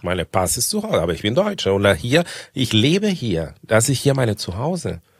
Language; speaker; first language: German; non-native, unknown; Portuguese